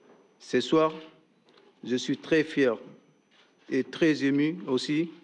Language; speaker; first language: French; non-native, learner; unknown